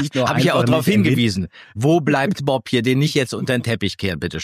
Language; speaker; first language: German; native; German